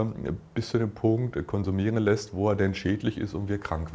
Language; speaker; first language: German; native; German